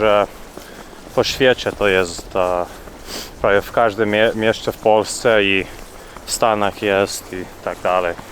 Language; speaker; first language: Polish; early bilingual, heritage; Polish